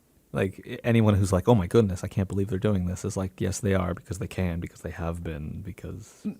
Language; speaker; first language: English; native; English